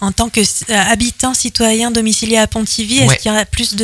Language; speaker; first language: French; native; French